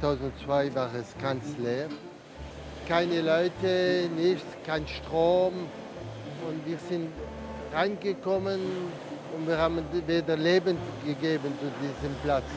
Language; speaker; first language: German; non-native, learner; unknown